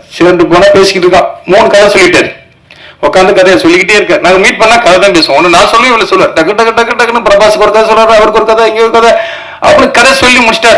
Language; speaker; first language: Tamil; native; Tamil